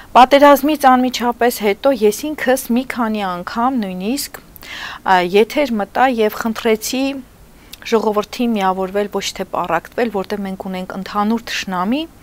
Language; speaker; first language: Armenian; native; Armenian